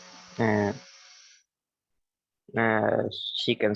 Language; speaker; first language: English; non-native, learner; Spanish